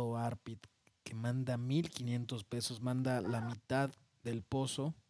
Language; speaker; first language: Spanish; native; Spanish